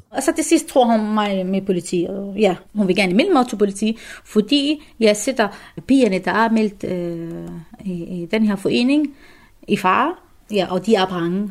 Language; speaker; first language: Danish; non-native, fluent; Arabic